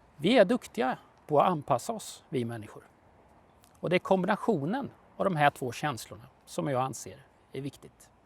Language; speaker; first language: Swedish; native; Swedish